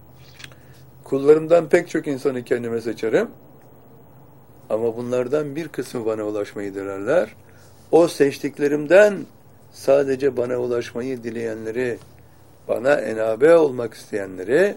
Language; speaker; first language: Turkish; native; Turkish